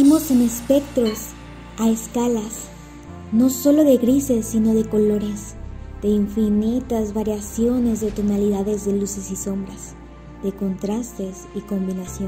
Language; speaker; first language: Spanish; native; Spanish